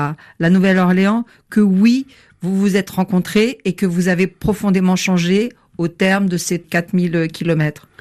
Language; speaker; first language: French; native; French